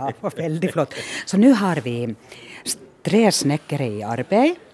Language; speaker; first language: Norwegian; non-native, fluent; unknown